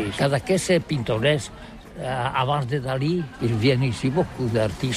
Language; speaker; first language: French; non-native, learner; Catalan